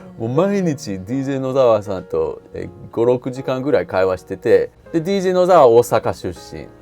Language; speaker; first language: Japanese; non-native, fluent; English